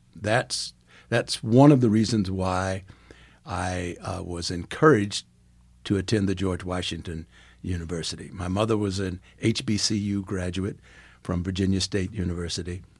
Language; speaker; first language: English; native; English